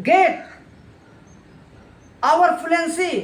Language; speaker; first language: English; non-native, learner; Hindi